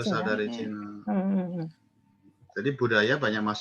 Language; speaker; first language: Indonesian; native; Indonesian